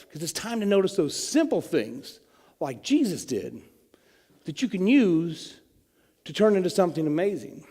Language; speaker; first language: English; native; English